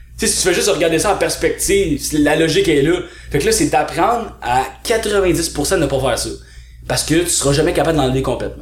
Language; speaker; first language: French; native; French